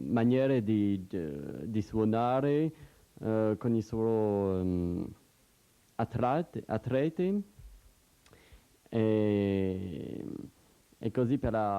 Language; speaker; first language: Italian; non-native, learner; French